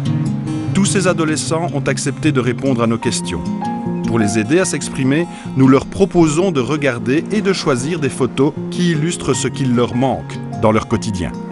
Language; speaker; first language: French; native; French